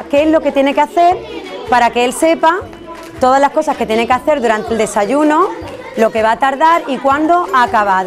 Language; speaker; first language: Spanish; native; Spanish